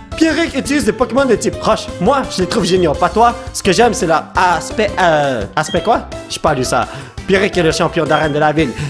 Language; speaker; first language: French; native; French